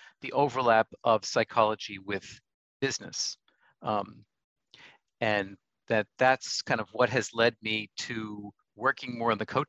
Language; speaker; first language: English; native; English